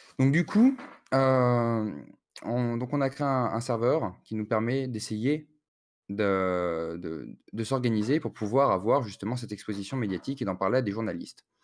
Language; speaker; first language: French; native; French